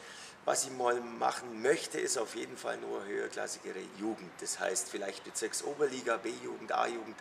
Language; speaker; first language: German; native; German